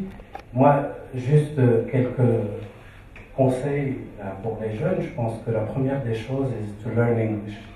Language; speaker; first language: French; non-native, local second language; Arabic